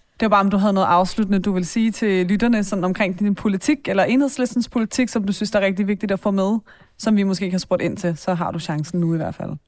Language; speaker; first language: Danish; early bilingual, other home language; Persian